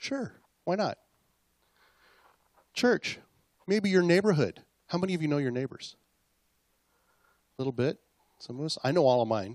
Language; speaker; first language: English; native; English